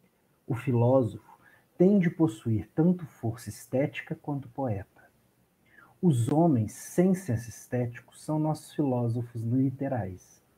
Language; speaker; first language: Portuguese; native; Portuguese